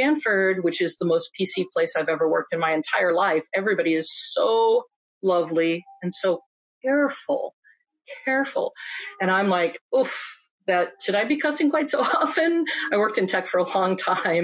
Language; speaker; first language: English; native; English